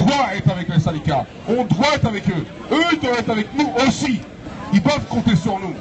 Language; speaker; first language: French; native; French